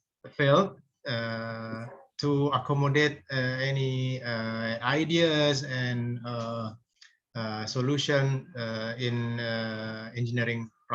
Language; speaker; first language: English; non-native, fluent; Indonesian